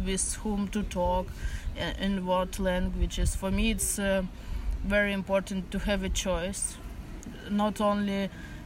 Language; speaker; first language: English; non-native, fluent; Russian